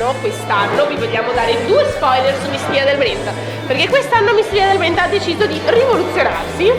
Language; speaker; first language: Italian; native; Italian